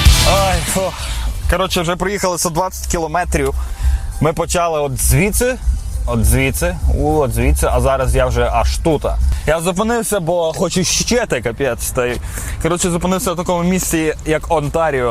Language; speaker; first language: Ukrainian; native; Ukrainian